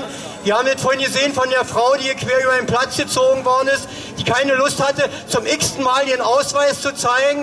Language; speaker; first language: German; native; German